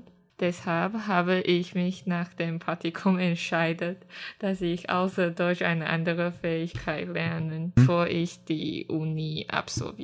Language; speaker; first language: German; non-native, learner; Chinese